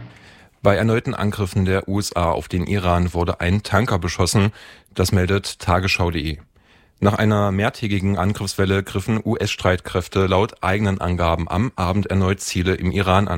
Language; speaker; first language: German; native; German